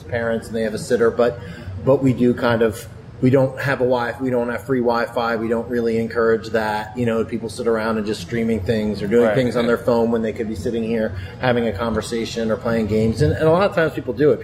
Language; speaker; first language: English; native; English